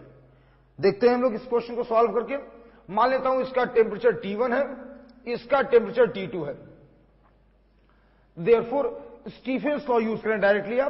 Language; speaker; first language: Hindi; native; Hindi